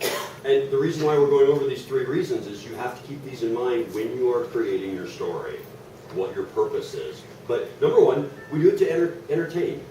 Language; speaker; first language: English; native; English